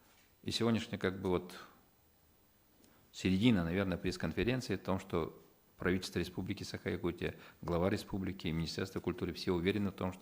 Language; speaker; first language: Russian; native; Russian